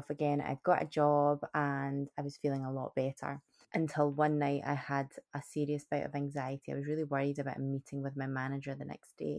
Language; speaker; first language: English; native; English